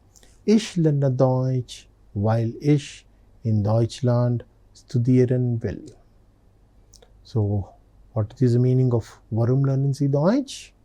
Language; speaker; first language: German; non-native, fluent; Telugu